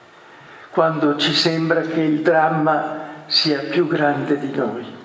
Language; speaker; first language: Italian; native; Italian